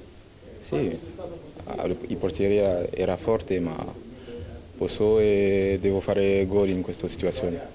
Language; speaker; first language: Italian; non-native, fluent; French